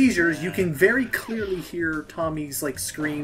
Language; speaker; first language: English; native; English